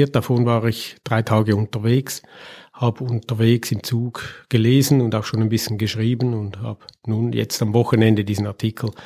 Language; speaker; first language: German; native; German